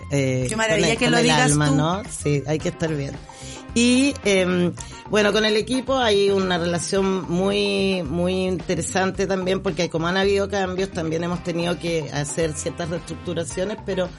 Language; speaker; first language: Spanish; native; Spanish